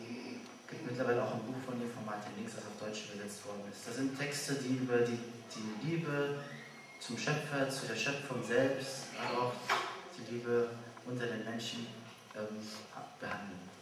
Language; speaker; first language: German; native; German